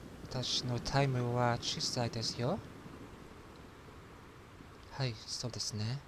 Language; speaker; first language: Japanese; non-native, learner; English